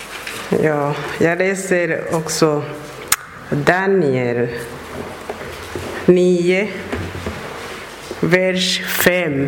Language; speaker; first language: Swedish; non-native, learner; Persian